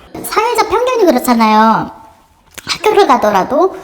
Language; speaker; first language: Korean; native; Korean